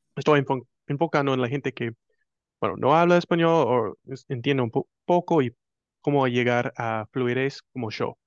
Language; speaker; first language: Spanish; non-native, fluent; English